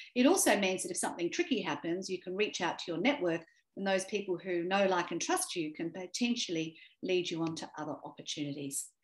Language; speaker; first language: English; native; English